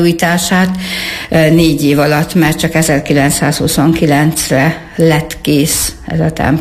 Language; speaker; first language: Hungarian; native; Hungarian